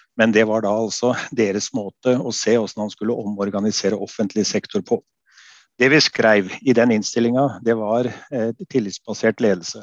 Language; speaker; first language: Norwegian; native; Norwegian